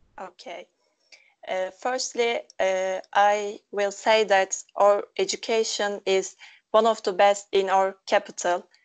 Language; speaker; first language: English; non-native, local second language; Turkish